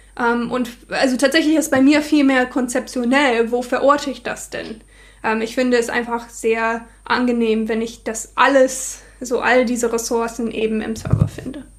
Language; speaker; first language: German; non-native, fluent; English